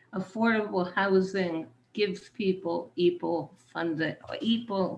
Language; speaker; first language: English; native; English